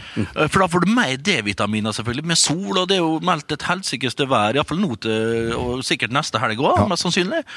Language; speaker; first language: Norwegian; native; Norwegian